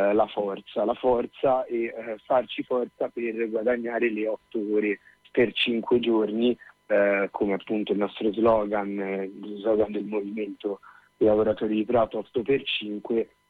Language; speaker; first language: Italian; native; Italian